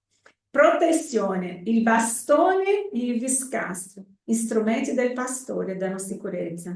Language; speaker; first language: Italian; non-native, fluent; Portuguese